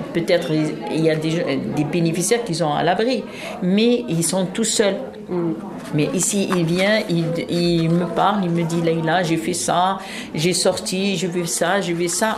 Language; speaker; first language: French; non-native, local second language; Arabic